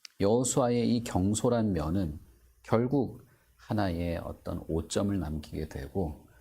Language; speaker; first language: Korean; native; Korean